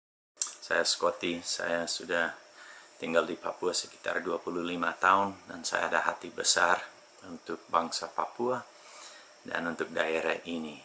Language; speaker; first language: Indonesian; non-native, fluent; English